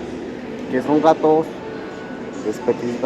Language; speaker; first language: Spanish; early bilingual, heritage; Spanish